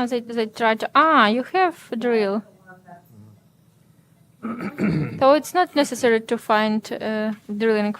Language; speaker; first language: English; non-native, learner; Ukrainian